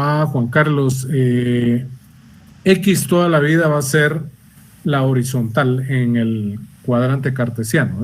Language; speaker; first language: Spanish; native; Spanish